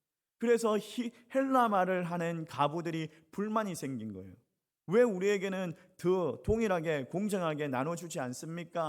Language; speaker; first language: Korean; native; Korean